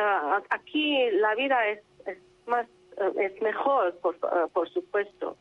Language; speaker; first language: Spanish; non-native, learner; Arabic